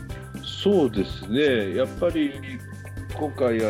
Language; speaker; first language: Japanese; native; Japanese